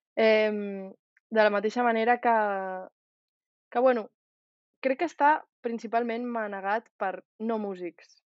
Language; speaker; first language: Catalan; native; Catalan